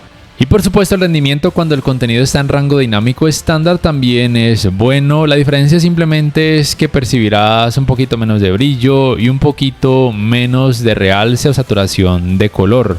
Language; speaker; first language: Spanish; native; Spanish